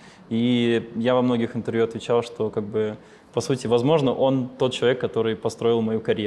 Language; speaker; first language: Russian; native; Russian